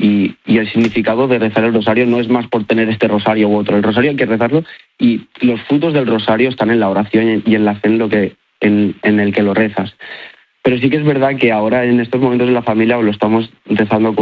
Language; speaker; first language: Spanish; native; Spanish